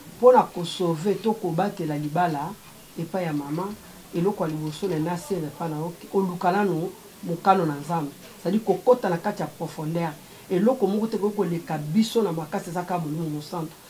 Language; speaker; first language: Lingala; native; Lingala